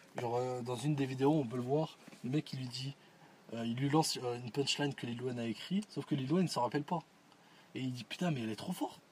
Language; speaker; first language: French; early bilingual, other home language; Arabic